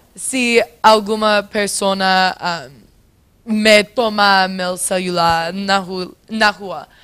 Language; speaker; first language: Portuguese; non-native, fluent; English